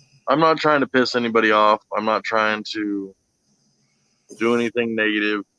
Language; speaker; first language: English; native; English